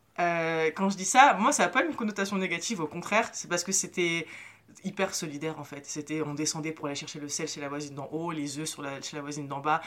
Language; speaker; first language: French; early bilingual, other home language; Arabic